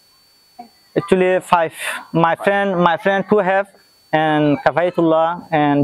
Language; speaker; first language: English; non-native, learner; Rohingya